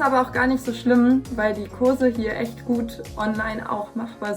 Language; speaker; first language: German; native; German